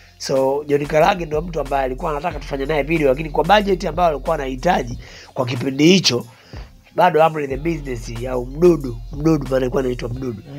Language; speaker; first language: Swahili; native; Swahili